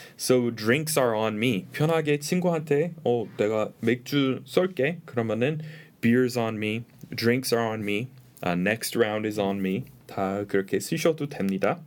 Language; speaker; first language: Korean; non-native, fluent; English